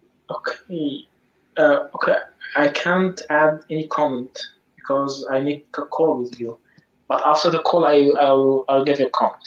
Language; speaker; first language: English; non-native, fluent; Arabic